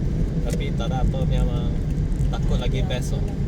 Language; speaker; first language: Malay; non-native, local second language; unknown